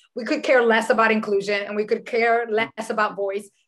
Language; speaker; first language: English; early bilingual, other home language; Spanish